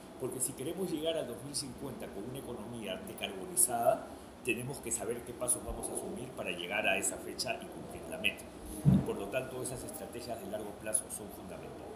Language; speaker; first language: Spanish; native; Spanish